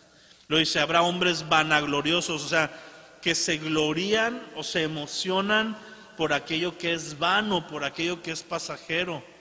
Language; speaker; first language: Spanish; native; Spanish